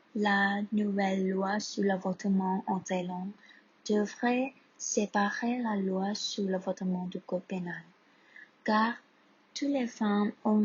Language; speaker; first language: French; non-native, learner; Thai